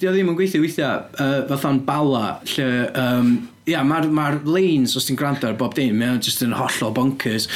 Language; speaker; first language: Welsh; native; Welsh